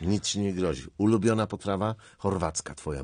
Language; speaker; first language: Polish; native; Polish